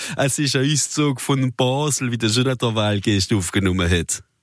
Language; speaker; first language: German; non-native, local second language; Swiss German